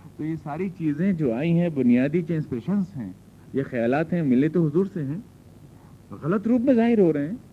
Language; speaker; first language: Urdu; native; Urdu